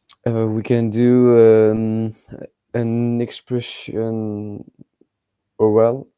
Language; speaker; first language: English; non-native, learner; French